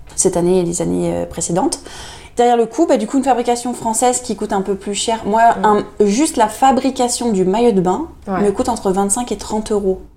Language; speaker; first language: French; native; French